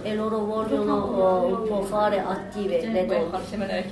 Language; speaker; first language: Italian; non-native, learner; Turkish